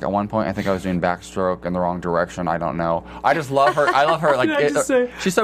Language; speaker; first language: English; native; English